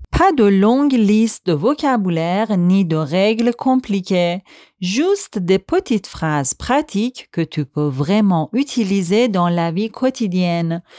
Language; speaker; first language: French; non-native, fluent; Persian